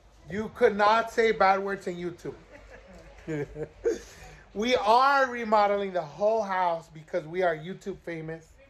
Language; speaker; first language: English; early bilingual, other home language; Spanish